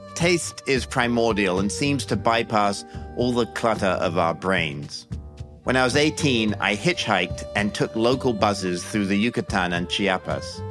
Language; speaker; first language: English; native; English